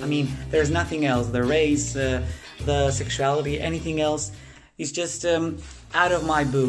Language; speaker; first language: English; non-native, fluent; Russian